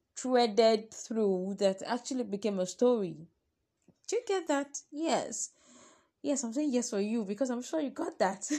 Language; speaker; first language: English; non-native, local second language; Yoruba